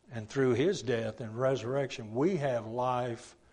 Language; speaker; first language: English; native; English